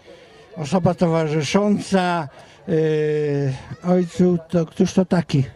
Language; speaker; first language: Polish; native; Polish